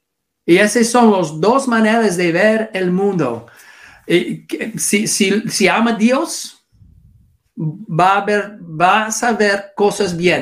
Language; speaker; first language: Spanish; non-native, learner; English